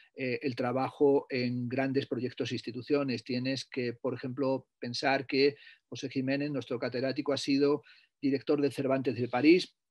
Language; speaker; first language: Spanish; native; Spanish